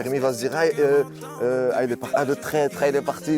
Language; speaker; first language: French; native; French